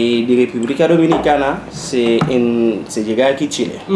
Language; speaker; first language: Spanish; non-native, fluent; Haitian Creole